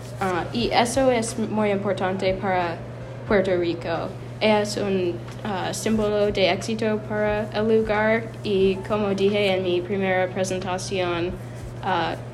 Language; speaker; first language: Spanish; non-native, learner; English